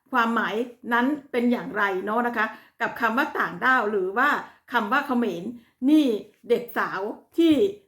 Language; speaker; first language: Thai; native; Thai